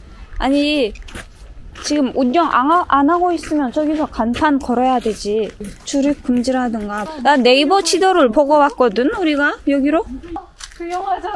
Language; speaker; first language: Korean; non-native, fluent; Turkmen